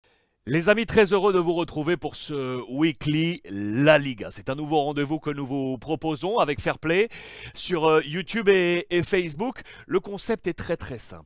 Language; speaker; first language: French; native; French